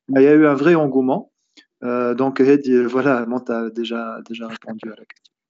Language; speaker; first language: French; native; French